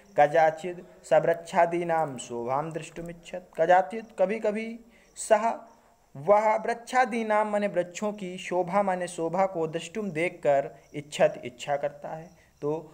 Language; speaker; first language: Hindi; native; Hindi